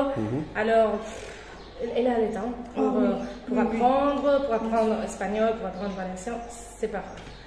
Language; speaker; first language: French; non-native, fluent; Spanish